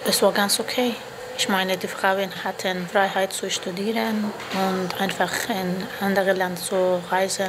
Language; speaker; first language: German; non-native, fluent; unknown